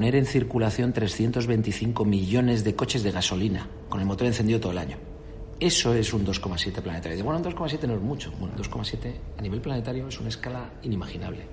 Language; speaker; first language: Spanish; native; Spanish